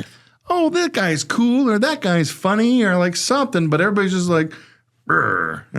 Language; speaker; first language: English; native; English